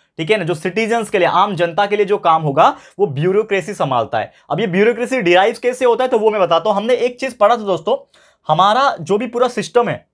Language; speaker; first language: Hindi; native; Hindi